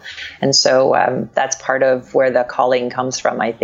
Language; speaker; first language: English; non-native, fluent; French